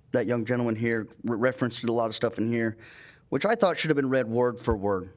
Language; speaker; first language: English; native; English